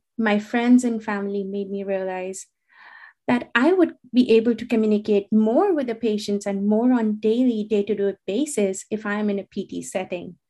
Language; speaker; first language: English; non-native, local second language; Hindi